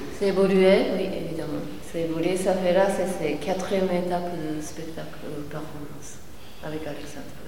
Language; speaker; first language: French; non-native, fluent; Japanese